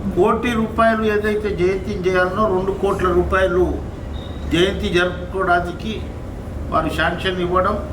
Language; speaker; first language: Telugu; non-native, local second language; Lambadi